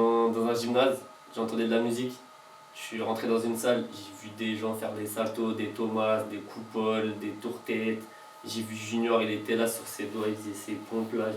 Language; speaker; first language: French; native; French